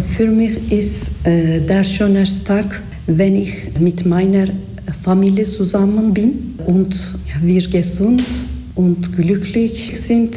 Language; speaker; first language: German; non-native, learner; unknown